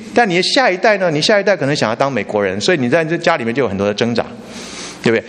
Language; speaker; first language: Chinese; native; Chinese